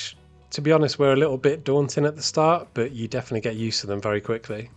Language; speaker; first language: English; native; English